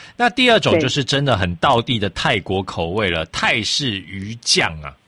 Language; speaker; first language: Chinese; native; Chinese